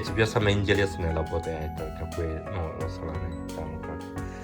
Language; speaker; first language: Russian; non-native, learner; Chinese